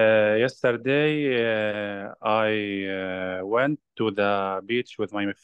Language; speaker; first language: English; non-native, learner; Arabic